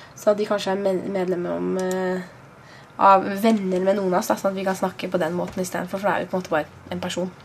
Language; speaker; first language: Norwegian; native; Norwegian